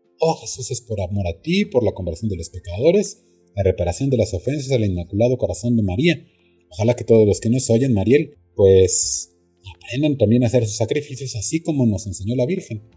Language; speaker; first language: Spanish; native; Spanish